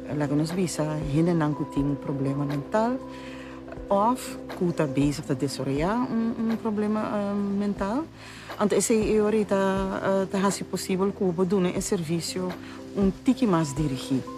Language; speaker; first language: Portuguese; non-native, local second language; Papiamento